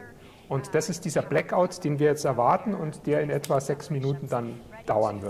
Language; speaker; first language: German; native; German